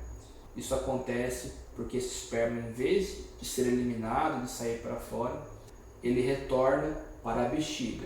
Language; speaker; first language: Portuguese; native; Portuguese